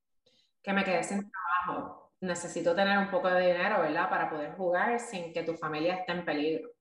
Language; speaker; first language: Spanish; native; Spanish